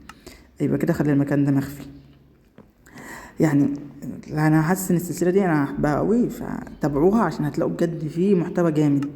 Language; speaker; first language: Arabic; native; Arabic